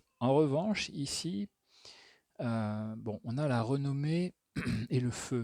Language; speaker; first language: French; native; French